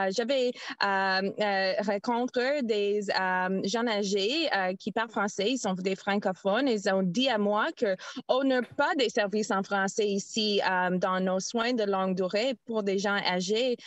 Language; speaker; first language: French; non-native, learner; English